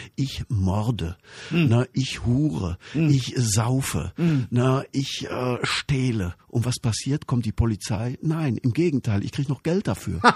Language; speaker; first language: German; native; German